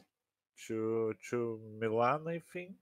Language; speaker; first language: English; non-native, learner; Lithuanian